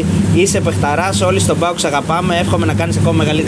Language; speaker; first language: Greek; native; Greek